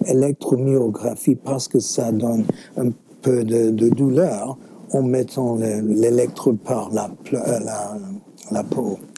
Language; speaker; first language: French; non-native, fluent; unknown